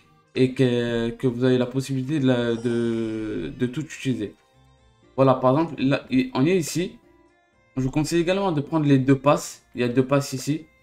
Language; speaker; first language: French; native; French